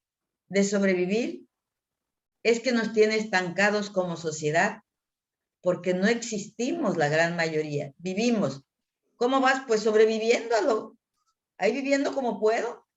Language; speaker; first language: Spanish; native; Spanish